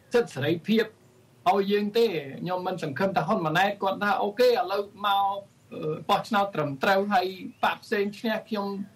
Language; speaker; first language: Khmer; early bilingual, heritage; Khmer